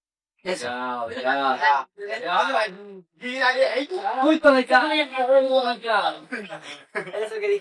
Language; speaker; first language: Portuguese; non-native, learner; Spanish